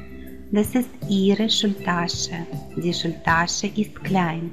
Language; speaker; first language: German; non-native, fluent; Ukrainian